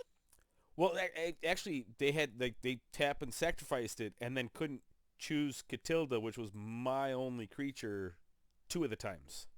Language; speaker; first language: English; native; English